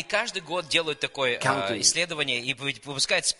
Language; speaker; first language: Russian; native; Russian